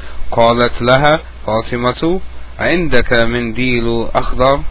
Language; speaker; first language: Arabic; non-native, fluent; English